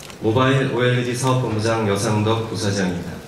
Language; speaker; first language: Korean; native; Korean